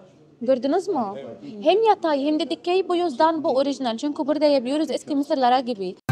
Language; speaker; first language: Turkish; non-native, learner; Arabic